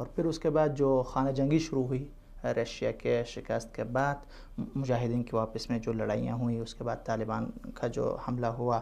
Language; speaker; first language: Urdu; non-native, fluent; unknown